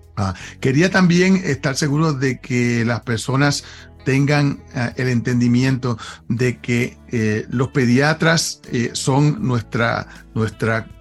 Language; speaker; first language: Spanish; native; Spanish